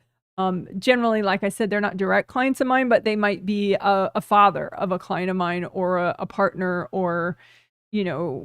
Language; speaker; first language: English; native; English